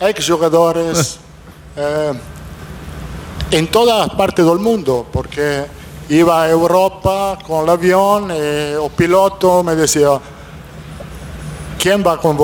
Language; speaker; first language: Portuguese; non-native, fluent; Italian